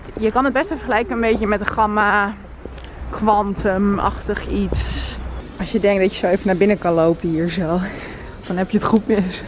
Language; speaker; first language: Dutch; native; Dutch